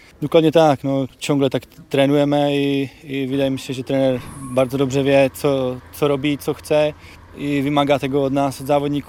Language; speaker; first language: Polish; non-native, fluent; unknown